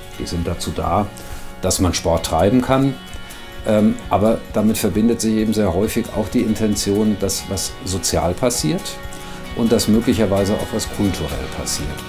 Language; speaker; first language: German; native; German